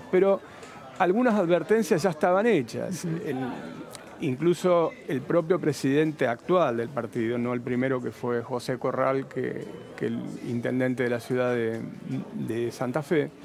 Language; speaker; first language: Spanish; native; Spanish